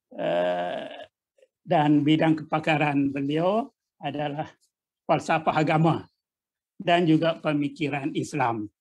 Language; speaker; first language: Malay; native; Malay